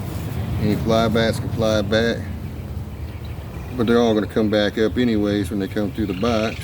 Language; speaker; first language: English; native; English